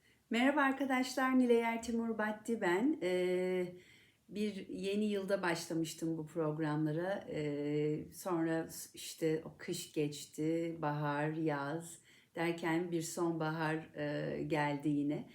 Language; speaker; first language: Turkish; native; Turkish